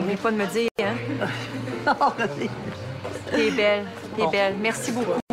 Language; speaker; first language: French; native; French